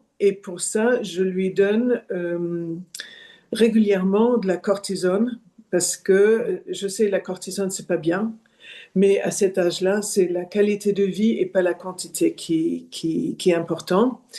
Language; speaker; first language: French; non-native, fluent; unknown